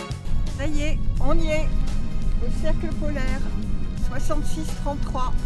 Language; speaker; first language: French; native; French